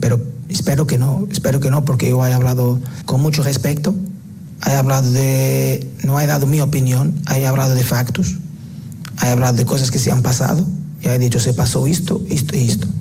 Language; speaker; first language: Spanish; non-native, fluent; Portuguese